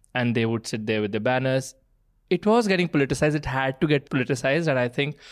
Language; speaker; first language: English; non-native, local second language; Punjabi